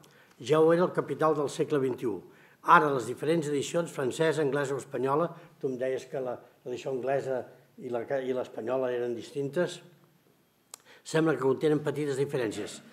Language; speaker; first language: Catalan; native; Catalan